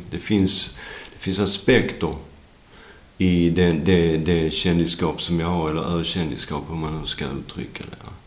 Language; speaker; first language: Swedish; native; Swedish